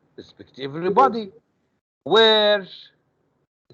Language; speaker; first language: English; non-native, fluent; Arabic